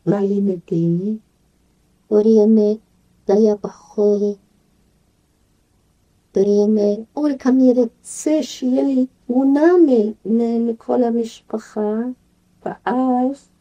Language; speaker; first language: Hebrew; non-native, fluent; Yiddish